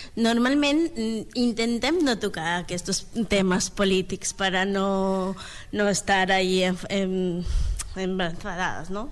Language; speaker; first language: Catalan; non-native, learner; Spanish